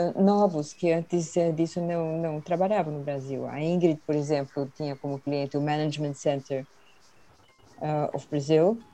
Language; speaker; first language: Portuguese; early bilingual, other home language; Swedish